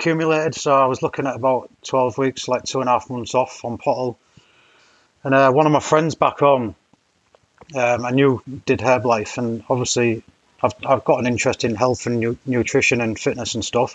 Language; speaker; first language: English; native; English